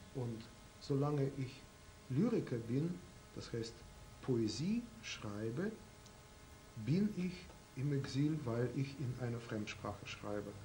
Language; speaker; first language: German; non-native, fluent; Russian